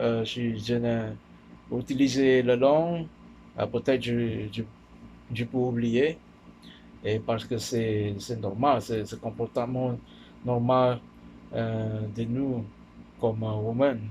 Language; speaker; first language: French; non-native, learner; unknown